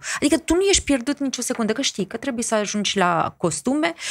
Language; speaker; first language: Romanian; native; Romanian